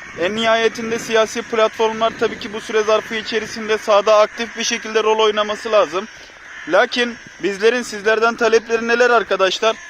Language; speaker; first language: Turkish; native; Turkish